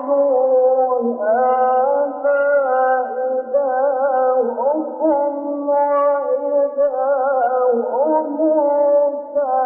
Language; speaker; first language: Arabic; native; Arabic